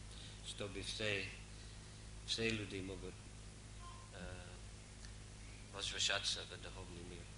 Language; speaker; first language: Russian; non-native, fluent; English